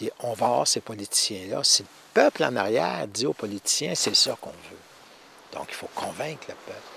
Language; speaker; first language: French; native; French